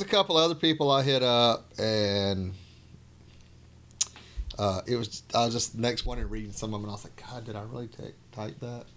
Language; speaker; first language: English; native; English